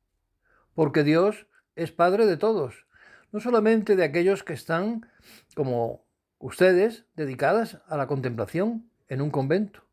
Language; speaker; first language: Spanish; native; Spanish